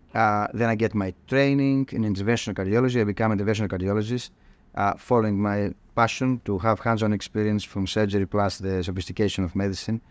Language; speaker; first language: English; non-native, fluent; Greek